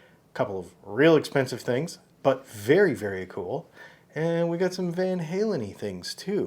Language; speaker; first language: English; native; English